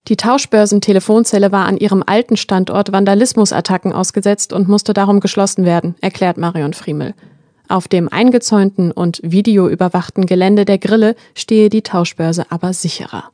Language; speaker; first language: German; native; German